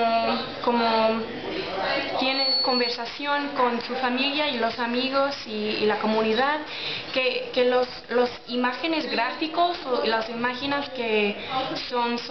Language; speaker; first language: Spanish; non-native, learner; English